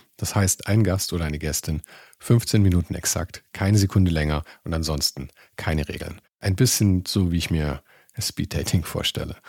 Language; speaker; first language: German; native; German